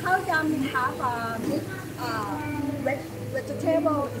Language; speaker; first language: English; non-native, learner; Thai